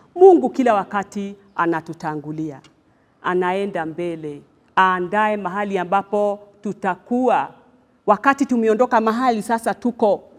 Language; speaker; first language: Swahili; non-native, local second language; Kikuyu